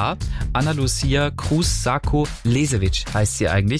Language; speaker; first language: German; native; German